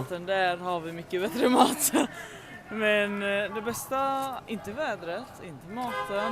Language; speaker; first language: Swedish; non-native, fluent; Arabic